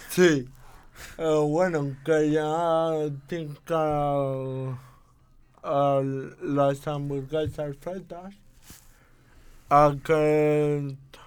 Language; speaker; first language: Catalan; non-native, local second language; Spanish